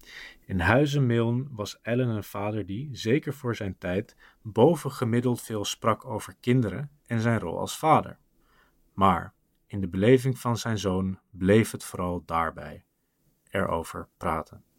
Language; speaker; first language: Dutch; native; Dutch